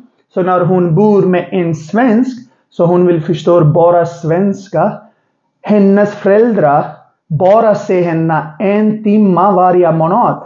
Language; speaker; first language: Swedish; non-native, learner; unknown